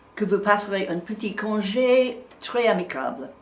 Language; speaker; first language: French; non-native, learner; English